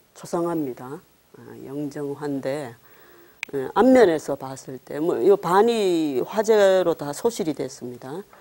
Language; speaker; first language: Korean; native; Korean